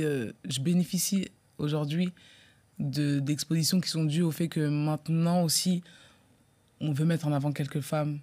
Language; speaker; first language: French; native; French